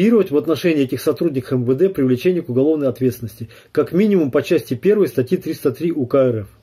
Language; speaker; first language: Russian; native; Russian